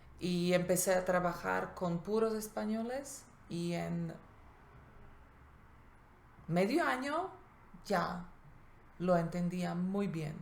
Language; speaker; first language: Spanish; non-native, fluent; Slovak